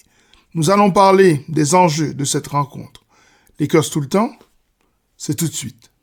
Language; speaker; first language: French; native; French